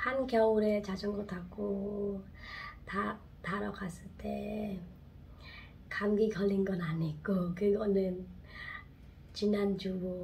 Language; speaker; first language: Korean; non-native, fluent; Khmer